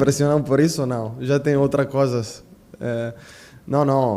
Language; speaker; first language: Portuguese; non-native, fluent; Italian